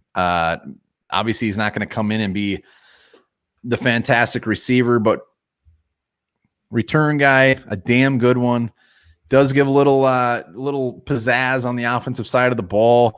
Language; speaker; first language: English; native; English